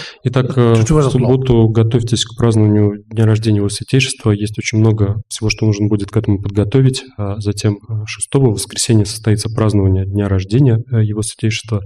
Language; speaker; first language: Russian; native; Russian